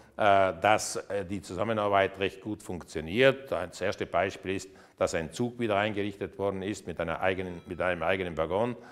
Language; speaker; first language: German; native; German